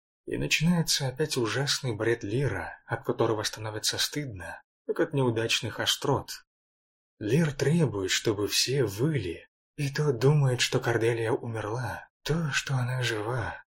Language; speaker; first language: Russian; native; Russian